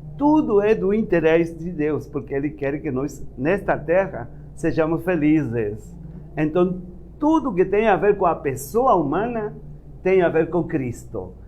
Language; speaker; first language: Portuguese; non-native, fluent; Spanish